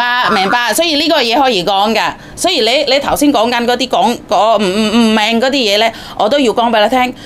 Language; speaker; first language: Cantonese; non-native, fluent; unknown